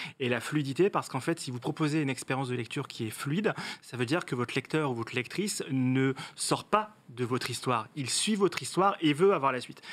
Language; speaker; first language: French; native; French